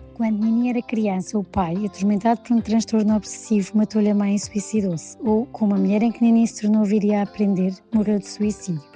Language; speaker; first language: Portuguese; native; Portuguese